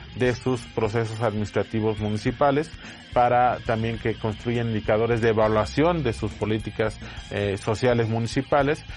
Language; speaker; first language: Spanish; native; Spanish